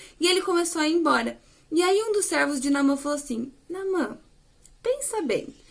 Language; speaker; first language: Portuguese; native; Portuguese